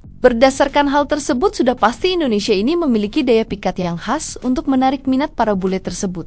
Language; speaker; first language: Indonesian; native; Indonesian